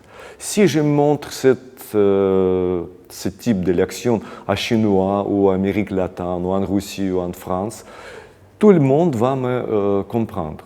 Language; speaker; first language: French; non-native, fluent; Russian